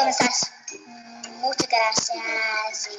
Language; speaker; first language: Spanish; non-native, learner; English